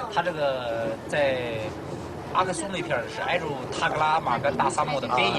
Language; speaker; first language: Chinese; native; Chinese